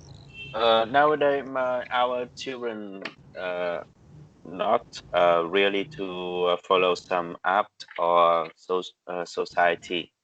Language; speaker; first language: English; non-native, learner; Vietnamese